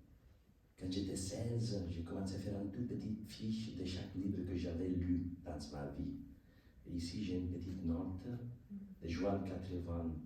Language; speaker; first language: French; non-native, learner; Spanish